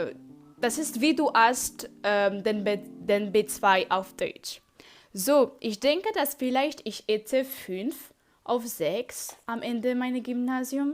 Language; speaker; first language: German; non-native, learner; French